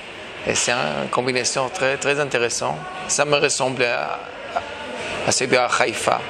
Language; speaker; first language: French; non-native, fluent; Hebrew